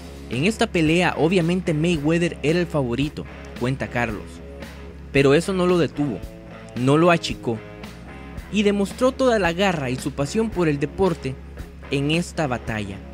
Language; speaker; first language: Spanish; native; Spanish